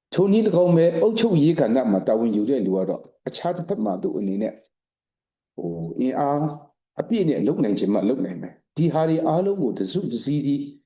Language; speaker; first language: Burmese; non-native, local second language; Kachin